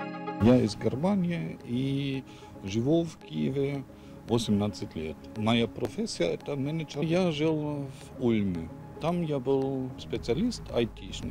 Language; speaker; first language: Russian; non-native, learner; German